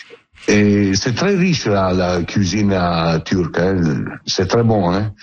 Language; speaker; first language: French; non-native, learner; Italian